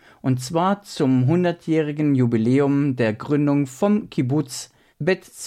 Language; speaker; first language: German; native; German